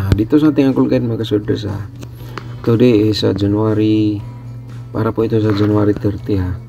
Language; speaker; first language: Filipino; non-native, local second language; Cebuano